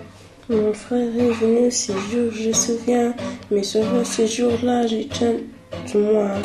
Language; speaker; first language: French; non-native, learner; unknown